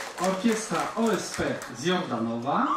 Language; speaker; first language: Polish; native; Polish